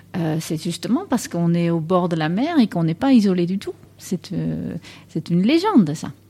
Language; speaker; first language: French; non-native, fluent; Dutch